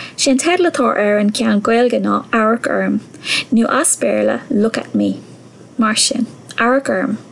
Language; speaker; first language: Irish; non-native, local second language; English